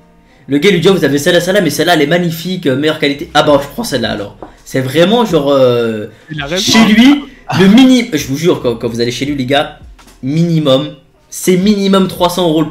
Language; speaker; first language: French; native; French